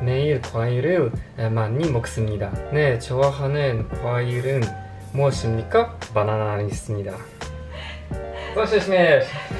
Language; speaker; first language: Korean; non-native, learner; Polish